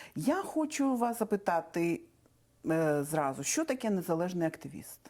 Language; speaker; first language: Ukrainian; native; Ukrainian